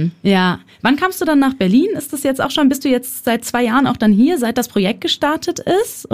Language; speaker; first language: German; native; German